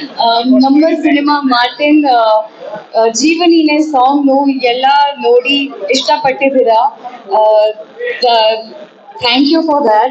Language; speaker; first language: Kannada; non-native, learner; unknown